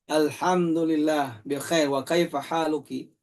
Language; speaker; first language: Arabic; non-native, fluent; Indonesian